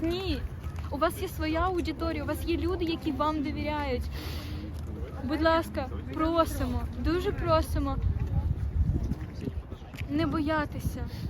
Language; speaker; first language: Ukrainian; native; Ukrainian